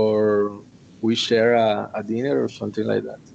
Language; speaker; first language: English; non-native, learner; Spanish